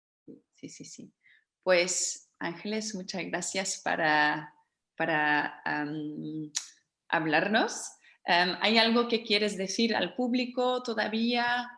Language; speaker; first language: Spanish; non-native, fluent; Dutch